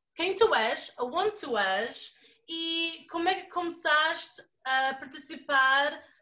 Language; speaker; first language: Portuguese; early bilingual, other home language; English